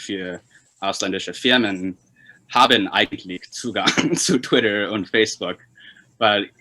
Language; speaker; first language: German; non-native, fluent; Chinese